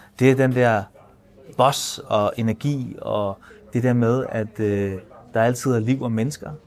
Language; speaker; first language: Danish; native; Danish